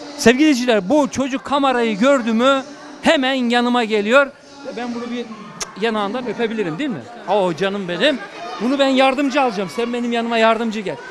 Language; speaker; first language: Turkish; native; Turkish